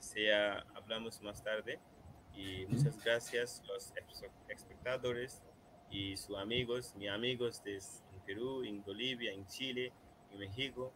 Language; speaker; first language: Spanish; non-native, learner; Bangla